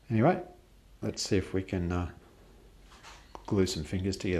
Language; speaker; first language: English; native; English